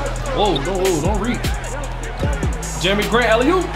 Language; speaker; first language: English; native; English